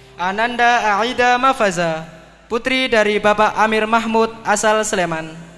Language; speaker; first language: Indonesian; native; Indonesian